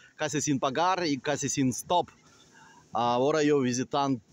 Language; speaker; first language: Spanish; non-native, learner; Russian